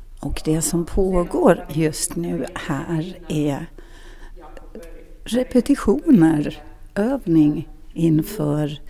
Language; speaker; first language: Swedish; native; Swedish